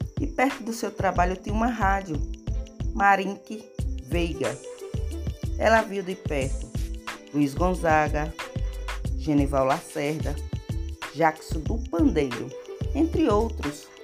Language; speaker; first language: Portuguese; native; Portuguese